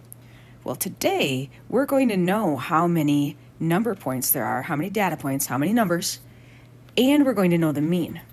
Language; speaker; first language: English; native; English